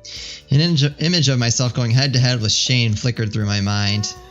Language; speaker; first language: English; native; English